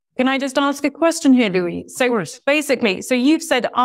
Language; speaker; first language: English; native; English